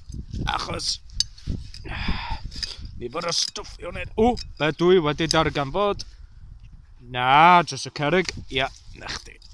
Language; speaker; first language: Welsh; non-native, learner; English